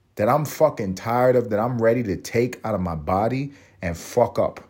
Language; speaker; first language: English; native; English